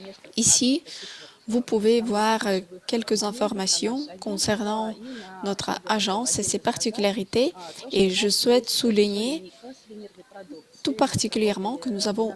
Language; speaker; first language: French; non-native, fluent; Russian